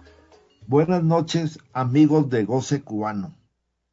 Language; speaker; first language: Spanish; native; Spanish